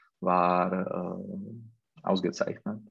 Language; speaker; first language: German; non-native, learner; Czech